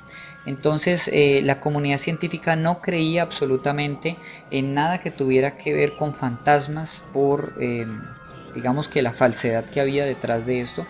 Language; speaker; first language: Spanish; native; Spanish